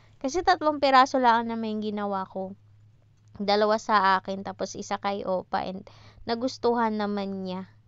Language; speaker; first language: Filipino; native; Filipino